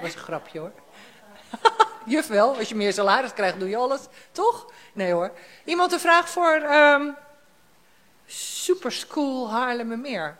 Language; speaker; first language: Dutch; native; Dutch